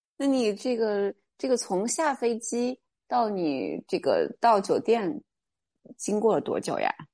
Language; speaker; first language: Chinese; native; Chinese